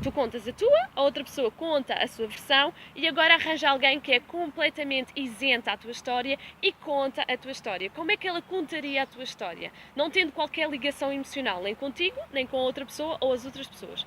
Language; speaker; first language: Portuguese; native; Portuguese